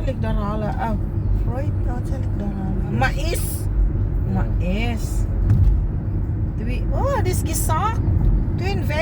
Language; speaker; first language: Dutch; non-native, learner; Filipino